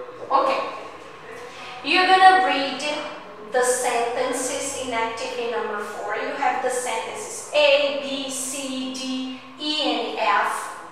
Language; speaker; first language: English; non-native, fluent; Portuguese